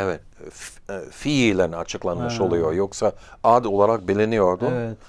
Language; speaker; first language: Turkish; non-native, fluent; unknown